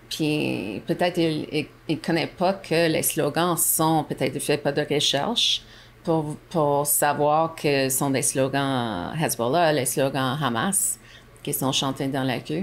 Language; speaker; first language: French; non-native, local second language; English